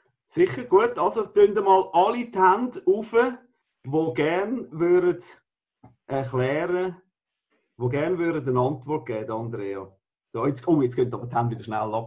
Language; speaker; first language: German; native; German